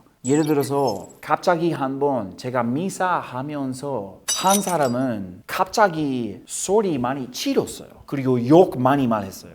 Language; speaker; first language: Korean; non-native, learner; English